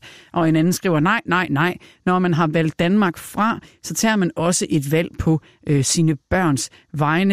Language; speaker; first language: Danish; native; Danish